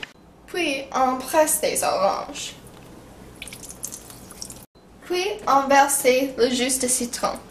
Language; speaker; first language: French; non-native, learner; English